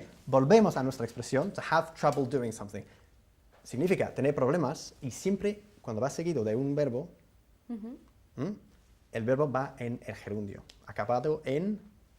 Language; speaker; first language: Spanish; non-native, fluent; English